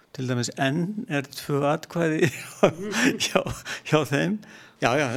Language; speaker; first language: Icelandic; native; Icelandic